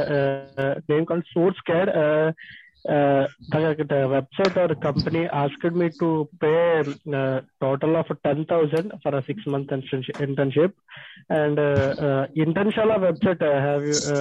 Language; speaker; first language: English; non-native, local second language; Telugu